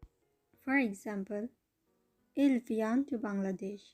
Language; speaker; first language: French; non-native, fluent; Bangla